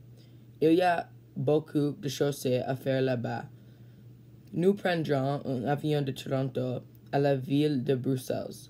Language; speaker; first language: French; non-native, learner; English